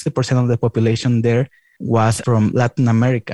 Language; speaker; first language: English; non-native, fluent; Spanish